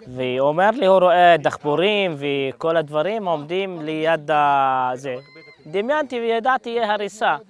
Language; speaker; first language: Hebrew; non-native, local second language; Arabic